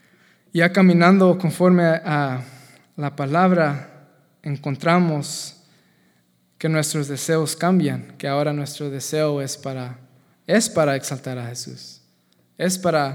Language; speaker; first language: Spanish; native; Spanish